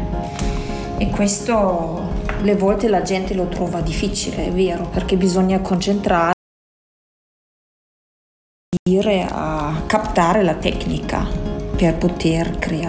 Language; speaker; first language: Italian; non-native, fluent; German